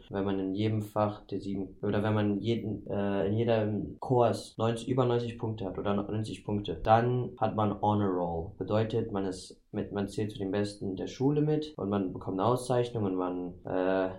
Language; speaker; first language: German; native; German